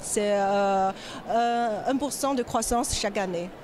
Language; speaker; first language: French; non-native, learner; Chinese